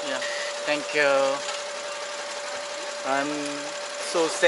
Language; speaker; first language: English; non-native, learner; Korean